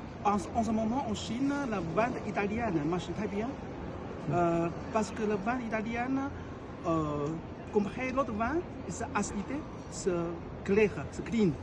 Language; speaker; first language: French; non-native, learner; Chinese